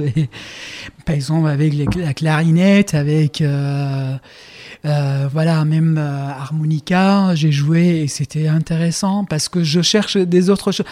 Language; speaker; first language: French; non-native, fluent; Kurdish